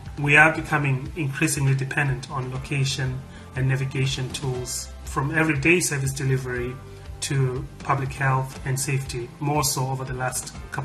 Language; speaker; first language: English; non-native, local second language; Shona